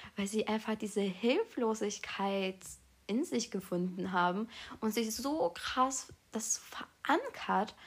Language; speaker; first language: German; early bilingual, other home language; Polish